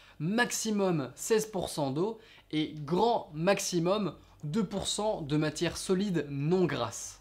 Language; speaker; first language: French; native; French